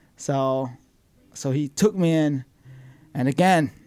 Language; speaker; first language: English; non-native, fluent; Vietnamese